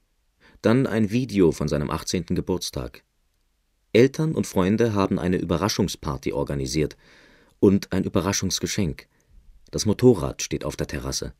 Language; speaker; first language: German; native; German